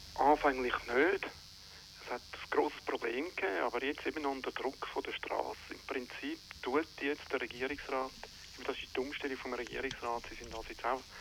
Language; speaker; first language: German; non-native, local second language; French